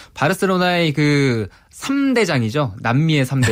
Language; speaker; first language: Korean; native; Korean